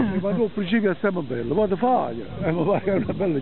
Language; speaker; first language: Italian; non-native, learner; Ukrainian